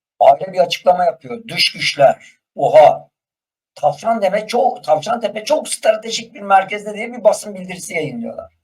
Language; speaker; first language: Turkish; native; Turkish